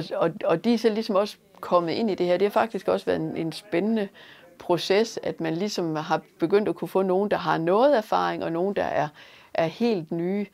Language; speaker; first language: Danish; native; Danish